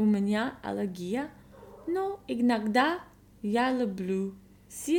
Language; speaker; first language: Russian; non-native, learner; English